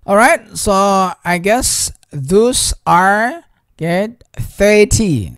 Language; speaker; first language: English; non-native, fluent; Indonesian